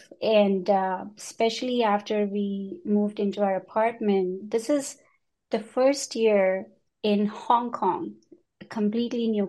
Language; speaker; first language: English; non-native, local second language; Hindi